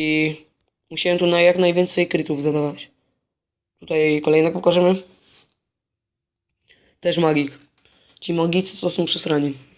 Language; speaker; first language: Polish; native; Polish